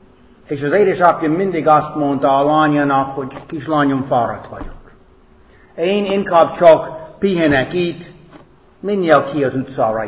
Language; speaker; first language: Hungarian; non-native, fluent; English